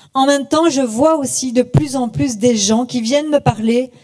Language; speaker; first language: French; native; French